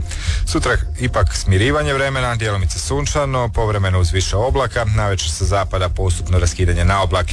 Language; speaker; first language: Serbian; native; Serbian